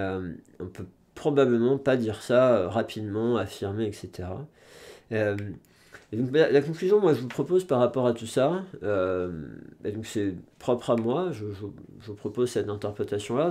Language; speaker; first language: French; native; French